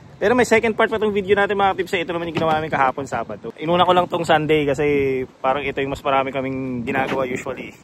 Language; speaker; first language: Filipino; native; Filipino